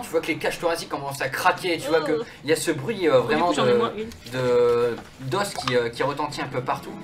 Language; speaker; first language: French; native; French